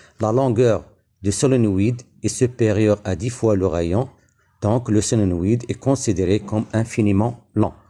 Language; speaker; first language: French; non-native, local second language; Arabic